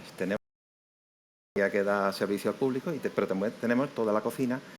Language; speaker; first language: Spanish; native; Spanish